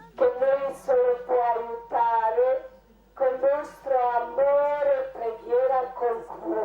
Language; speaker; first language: Italian; non-native, learner; Croatian